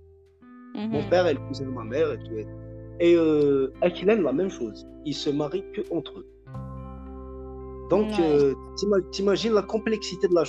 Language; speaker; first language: French; non-native, local second language; Kabyle